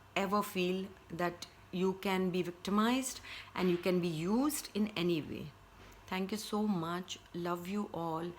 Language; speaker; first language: English; non-native, local second language; Hindi